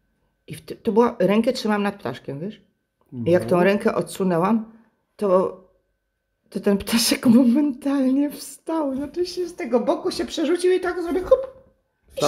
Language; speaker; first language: Polish; native; Polish